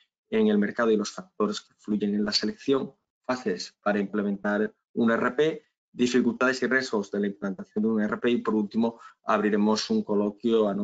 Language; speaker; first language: Spanish; native; Spanish